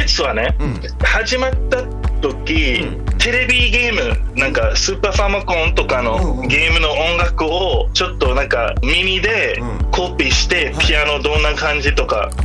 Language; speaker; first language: Japanese; non-native, fluent; English